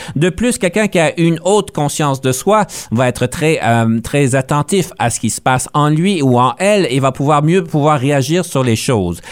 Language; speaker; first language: French; native; French